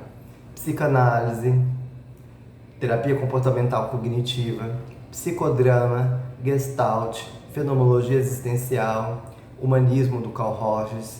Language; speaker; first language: Portuguese; native; Portuguese